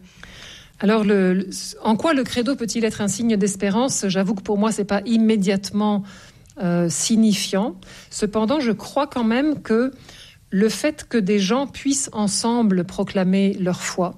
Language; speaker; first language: French; native; French